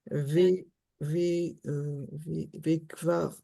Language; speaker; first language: Hebrew; non-native, learner; French